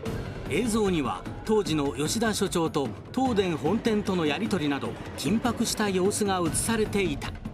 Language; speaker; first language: Japanese; native; Japanese